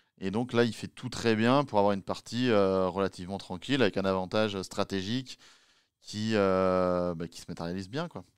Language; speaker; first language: French; native; French